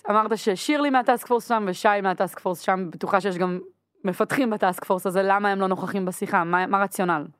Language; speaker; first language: Hebrew; native; Hebrew